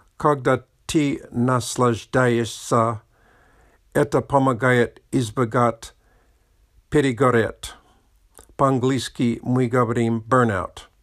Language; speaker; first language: Russian; non-native, learner; English